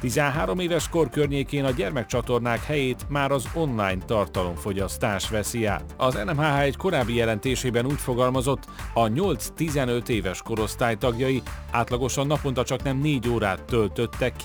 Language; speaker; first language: Hungarian; native; Hungarian